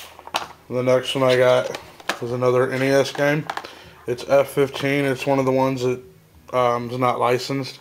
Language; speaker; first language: English; native; English